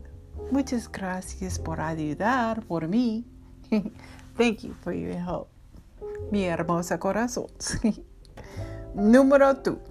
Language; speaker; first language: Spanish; non-native, learner; English